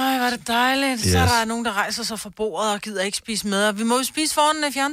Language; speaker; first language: Danish; native; Danish